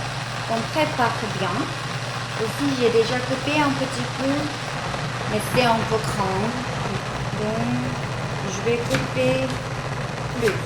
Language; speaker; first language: French; non-native, learner; Korean